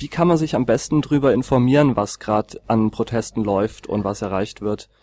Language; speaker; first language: German; native; German